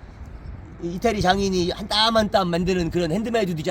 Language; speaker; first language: Korean; native; Korean